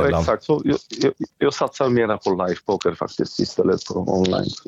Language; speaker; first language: Swedish; non-native, fluent; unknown